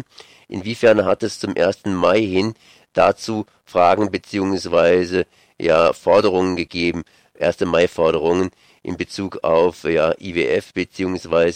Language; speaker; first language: German; native; German